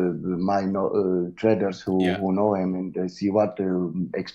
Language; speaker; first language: English; non-native, learner; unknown